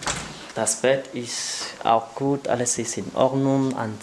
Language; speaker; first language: German; non-native, learner; Arabic